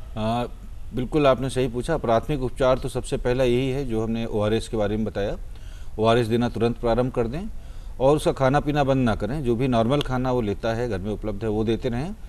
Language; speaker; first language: Hindi; native; Hindi